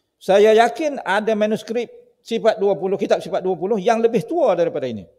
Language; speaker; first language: Malay; native; Malay